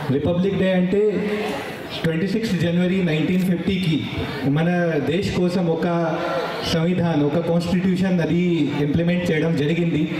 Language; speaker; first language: Telugu; non-native, learner; Hindi